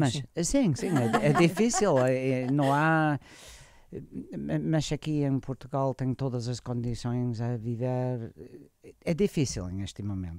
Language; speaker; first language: Portuguese; non-native, learner; English